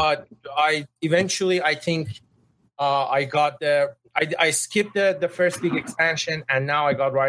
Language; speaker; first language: English; non-native, fluent; Persian